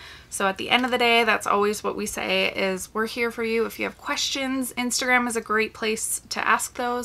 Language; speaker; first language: English; native; English